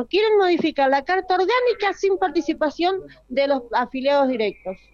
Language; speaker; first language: Spanish; native; Spanish